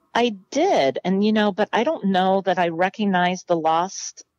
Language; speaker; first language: English; native; English